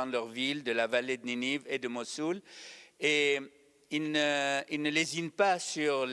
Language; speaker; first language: French; non-native, fluent; Arabic